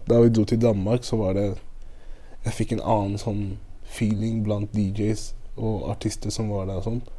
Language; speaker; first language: Norwegian; native; Norwegian